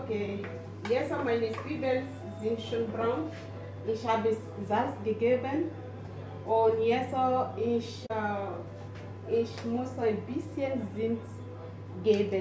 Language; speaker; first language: German; non-native, learner; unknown